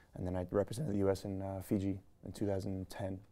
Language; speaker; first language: English; native; English